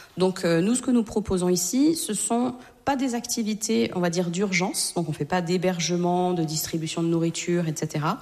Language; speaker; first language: French; native; French